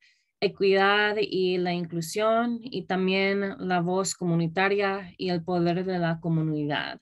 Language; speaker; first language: Spanish; early bilingual, other home language; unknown